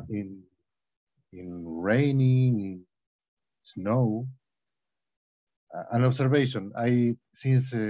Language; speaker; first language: English; non-native, learner; Spanish